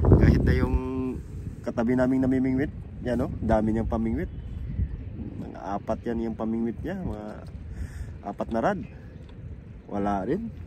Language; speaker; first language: Filipino; non-native, local second language; Cebuano